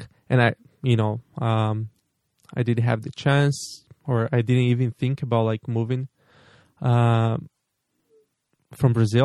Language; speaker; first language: English; non-native, fluent; Portuguese